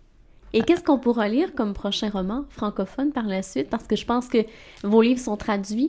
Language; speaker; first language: French; native; French